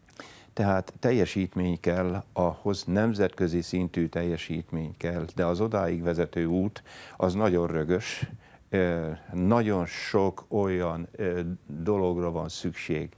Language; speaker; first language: Hungarian; native; Hungarian